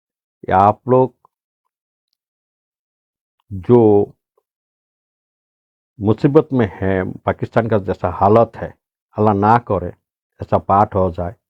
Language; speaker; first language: Hindi; non-native, local second language; Bangla